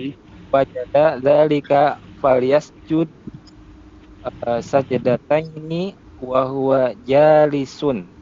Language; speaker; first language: Arabic; non-native, learner; Indonesian